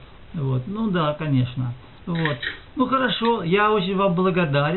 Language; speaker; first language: Russian; native; Russian